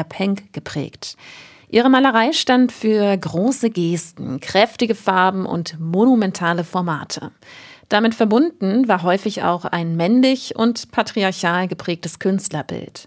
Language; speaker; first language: German; native; German